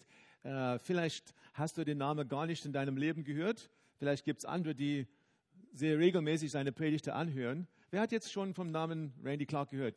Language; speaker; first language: German; non-native, fluent; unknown